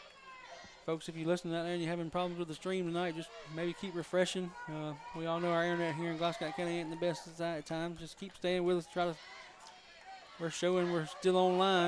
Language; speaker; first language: English; native; English